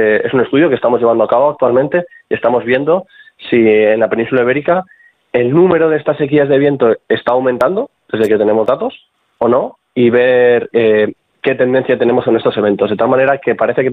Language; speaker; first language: Spanish; native; Spanish